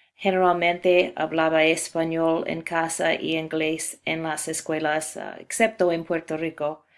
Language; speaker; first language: Spanish; non-native, fluent; English